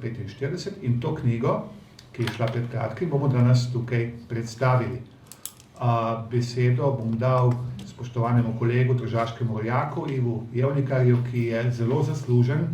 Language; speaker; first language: Slovenian; native; Slovenian